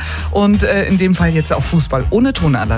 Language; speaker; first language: German; native; German